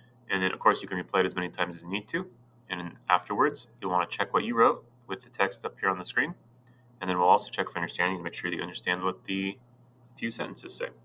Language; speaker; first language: English; native; English